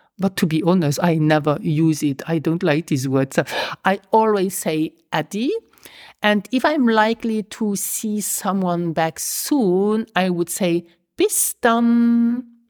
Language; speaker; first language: English; non-native, fluent; Luxembourgish